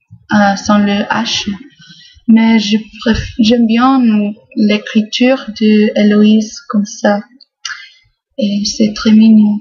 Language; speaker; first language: French; non-native, fluent; English